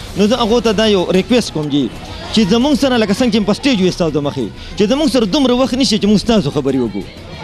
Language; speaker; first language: Pashto; non-native, local second language; Gujari